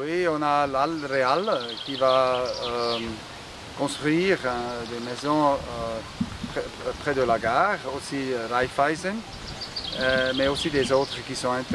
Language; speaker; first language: French; non-native, local second language; German